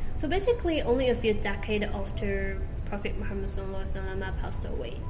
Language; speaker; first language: English; non-native, learner; Chinese